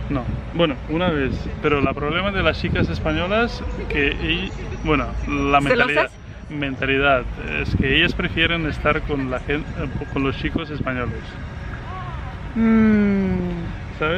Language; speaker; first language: Spanish; non-native, fluent; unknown